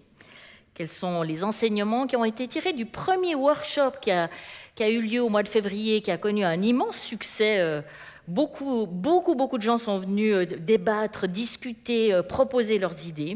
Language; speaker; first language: French; native; French